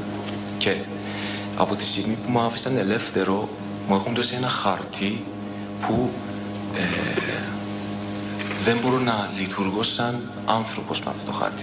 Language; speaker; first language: Greek; non-native, learner; Persian